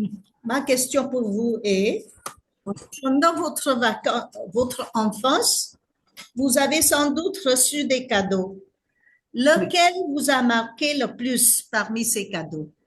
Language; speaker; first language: French; non-native, fluent; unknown